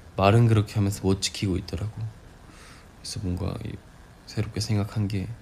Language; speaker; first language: Korean; native; Korean